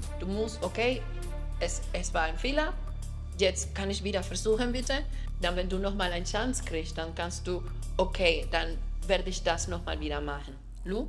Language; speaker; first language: German; non-native, fluent; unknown